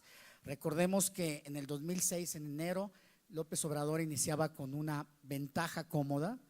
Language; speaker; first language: Spanish; native; Spanish